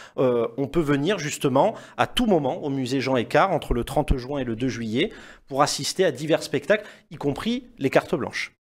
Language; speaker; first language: French; native; French